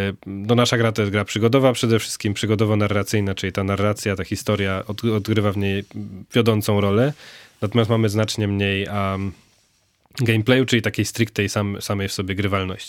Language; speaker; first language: Polish; native; Polish